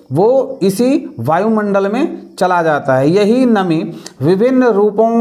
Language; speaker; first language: Hindi; native; Hindi